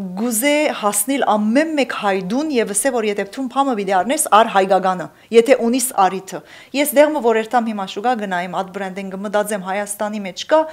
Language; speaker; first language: Armenian; early bilingual, heritage; Armenian